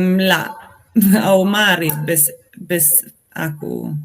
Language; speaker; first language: Arabic; non-native, learner; Swedish